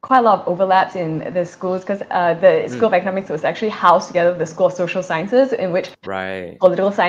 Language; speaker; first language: English; native; English